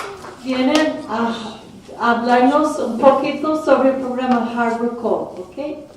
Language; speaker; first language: Spanish; early bilingual, heritage; Spanish